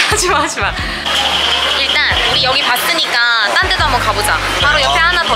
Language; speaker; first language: Korean; native; Korean